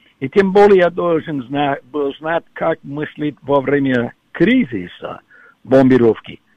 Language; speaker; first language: Russian; non-native, fluent; English